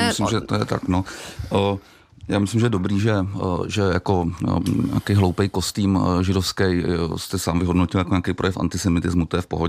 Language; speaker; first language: Czech; native; Czech